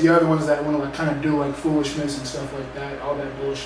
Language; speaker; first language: English; native; English